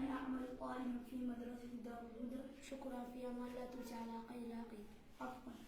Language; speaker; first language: Arabic; non-native, learner; Oromo